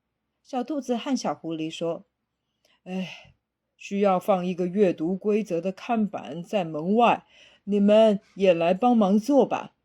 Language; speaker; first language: Chinese; native; Chinese